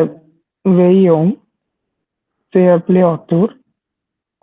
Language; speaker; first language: French; non-native, learner; Hindi